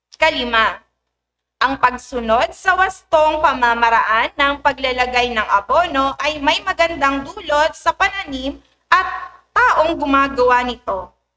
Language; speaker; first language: Filipino; native; Filipino